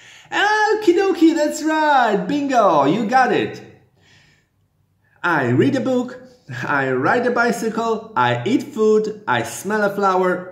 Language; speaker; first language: English; non-native, fluent; Polish